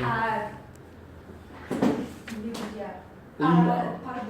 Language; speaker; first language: French; non-native, learner; Russian